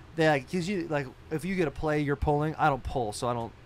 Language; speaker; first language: English; native; English